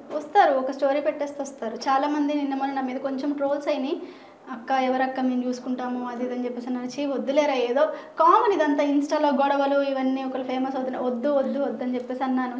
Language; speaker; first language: Telugu; non-native, local second language; Hindi